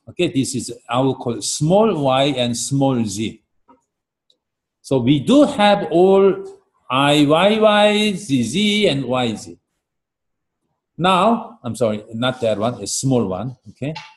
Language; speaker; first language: English; non-native, fluent; Korean